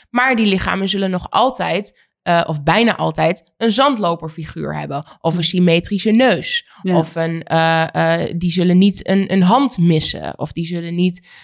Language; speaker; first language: Dutch; native; Dutch